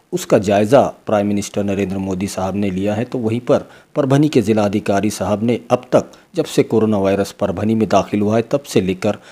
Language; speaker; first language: Hindi; non-native, local second language; Urdu